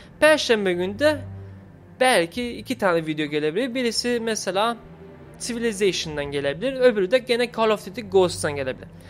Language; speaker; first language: Turkish; early bilingual, heritage; Turkish